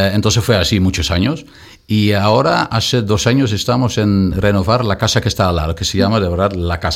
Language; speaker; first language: Spanish; non-native, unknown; Dutch